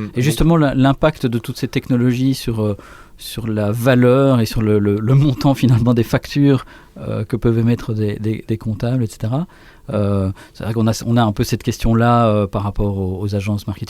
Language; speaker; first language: French; native; French